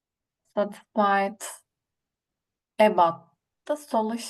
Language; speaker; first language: English; non-native, learner; Turkish